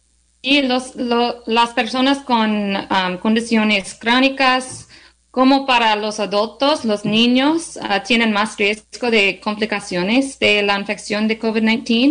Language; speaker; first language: Spanish; non-native, learner; English